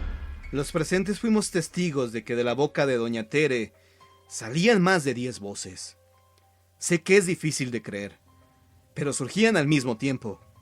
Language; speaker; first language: Spanish; native; Spanish